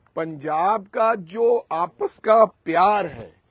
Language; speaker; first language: Hindi; non-native, local second language; Punjabi